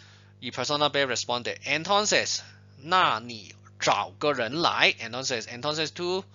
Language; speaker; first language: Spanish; non-native, fluent; Chinese